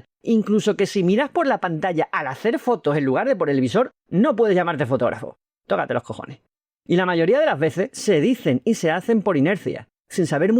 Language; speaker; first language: Spanish; native; Spanish